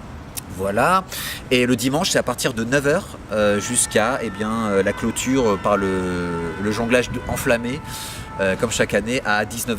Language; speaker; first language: French; native; French